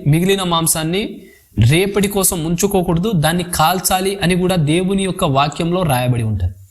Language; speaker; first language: Telugu; non-native, local second language; Lambadi